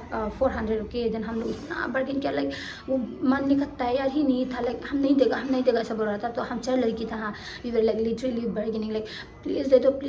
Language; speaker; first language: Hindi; non-native, local second language; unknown